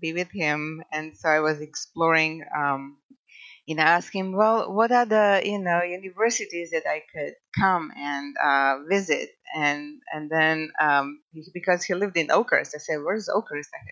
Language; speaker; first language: English; non-native, fluent; Croatian